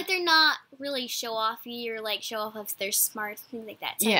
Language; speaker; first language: English; native; English